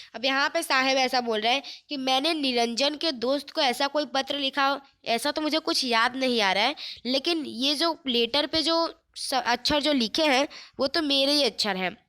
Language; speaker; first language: Hindi; non-native, local second language; Gujarati